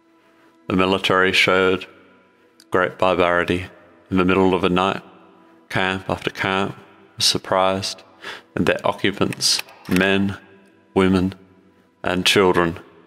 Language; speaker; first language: English; native; English